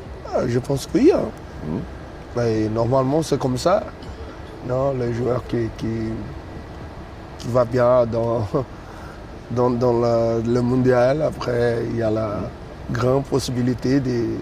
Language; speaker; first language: French; non-native, learner; Portuguese